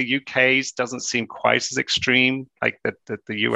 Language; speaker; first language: English; native; English